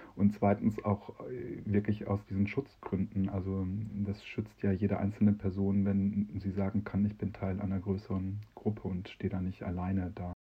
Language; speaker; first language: German; native; German